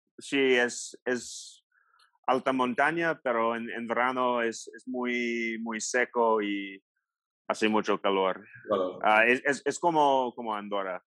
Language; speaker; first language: Spanish; non-native, learner; English